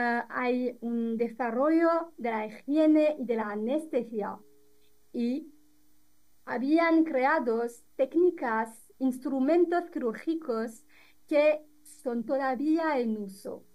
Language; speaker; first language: Spanish; non-native, fluent; French